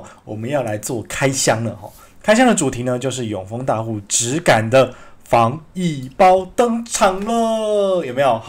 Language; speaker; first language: Chinese; native; Chinese